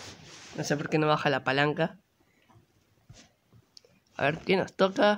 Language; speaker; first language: Spanish; native; Spanish